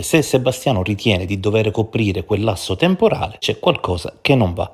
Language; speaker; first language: Italian; native; Italian